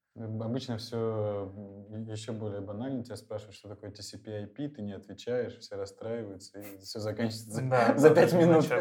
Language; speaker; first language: Russian; native; Russian